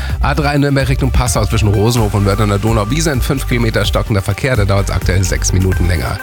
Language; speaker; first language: German; native; German